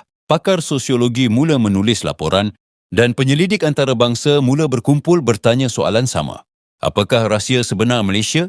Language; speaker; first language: Malay; native; Malay